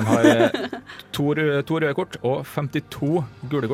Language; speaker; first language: Norwegian; native; Norwegian